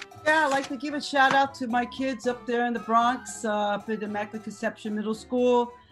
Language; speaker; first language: English; early bilingual, other home language; Spanish